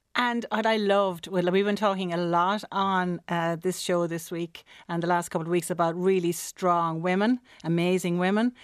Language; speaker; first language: English; native; English